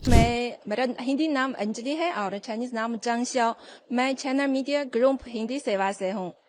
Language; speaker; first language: Hindi; non-native, fluent; Chinese